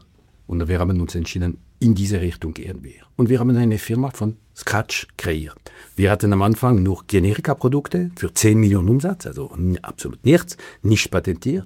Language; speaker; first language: German; non-native, local second language; French